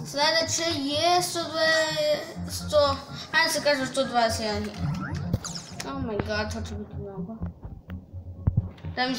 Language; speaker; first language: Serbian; early bilingual, heritage; Serbian